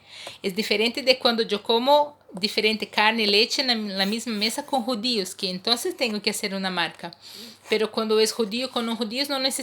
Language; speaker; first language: Spanish; non-native, fluent; Portuguese